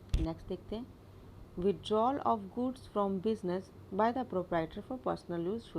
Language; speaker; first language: Hindi; native; Hindi